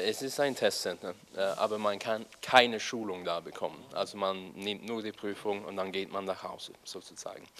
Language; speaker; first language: German; non-native, fluent; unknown